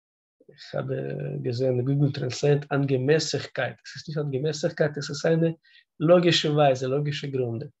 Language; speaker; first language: German; non-native, learner; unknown